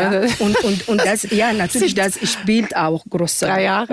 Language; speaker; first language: German; non-native, fluent; Arabic